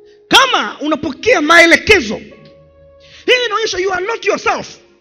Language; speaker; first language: English; non-native, local second language; Swahili